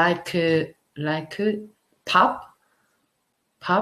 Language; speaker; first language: English; non-native, learner; Korean